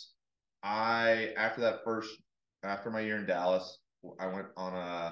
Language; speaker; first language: English; native; English